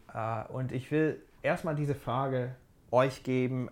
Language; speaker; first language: German; non-native, fluent; English